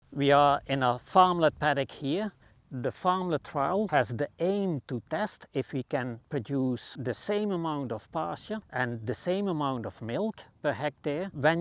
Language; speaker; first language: English; non-native, fluent; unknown